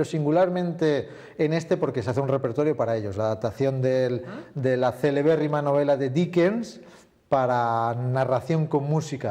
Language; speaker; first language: Spanish; native; Spanish